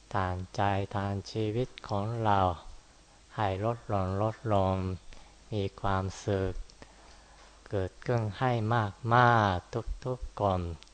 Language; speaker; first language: Thai; non-native, fluent; Japanese